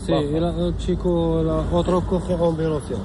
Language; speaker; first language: Spanish; non-native, learner; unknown